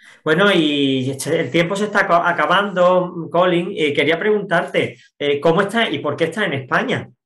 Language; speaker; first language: Spanish; native; Spanish